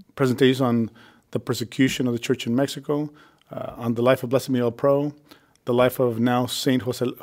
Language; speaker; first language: English; early bilingual, other home language; Spanish